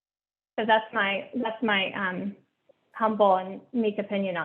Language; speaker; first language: English; native; English